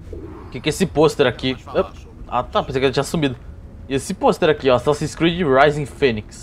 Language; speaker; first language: Portuguese; native; Portuguese